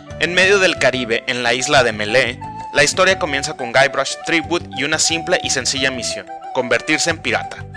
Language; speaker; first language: Spanish; native; Spanish